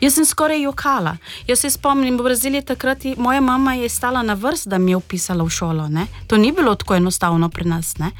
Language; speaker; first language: Slovenian; non-native, fluent; Portuguese